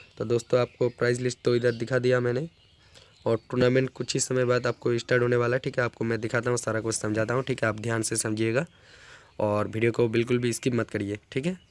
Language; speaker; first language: Hindi; non-native, local second language; Bangla